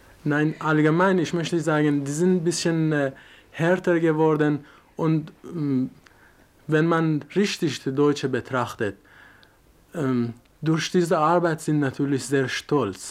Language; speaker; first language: German; non-native, learner; Persian